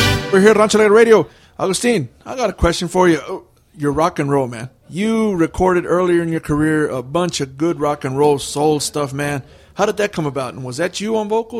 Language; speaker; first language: English; early bilingual, other home language; Spanish